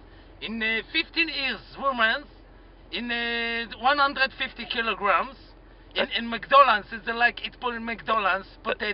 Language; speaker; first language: English; non-native, learner; Hebrew